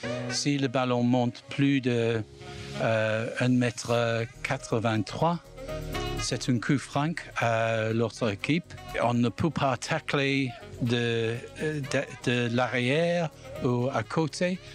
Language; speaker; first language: French; non-native, learner; English